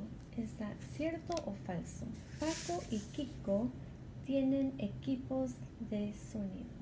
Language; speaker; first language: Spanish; non-native, fluent; English